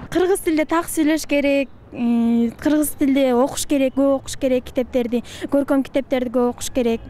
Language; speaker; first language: Kyrgyz; non-native, local second language; Russian